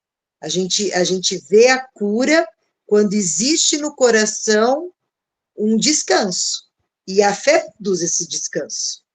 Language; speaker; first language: Portuguese; native; Portuguese